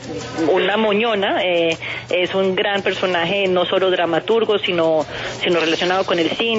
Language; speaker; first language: Spanish; native; Spanish